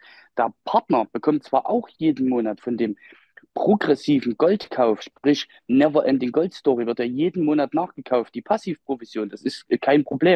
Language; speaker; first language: German; native; German